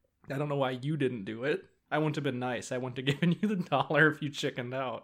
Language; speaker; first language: English; native; English